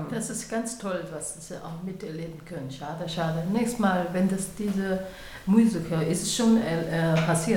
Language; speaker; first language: German; non-native, learner; Chinese